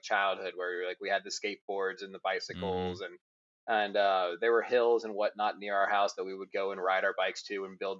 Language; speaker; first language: English; native; English